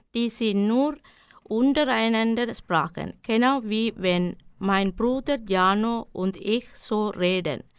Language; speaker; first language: German; non-native, learner; Arabic